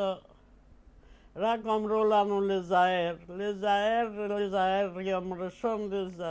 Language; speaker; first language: Hebrew; non-native, fluent; Polish